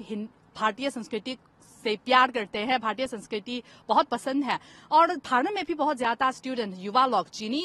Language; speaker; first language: Hindi; non-native, fluent; Chinese